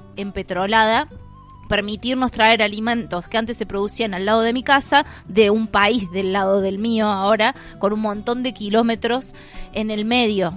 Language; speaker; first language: Spanish; native; Spanish